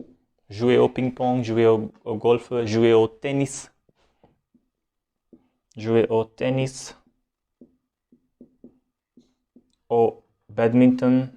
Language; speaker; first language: French; non-native, fluent; Hindi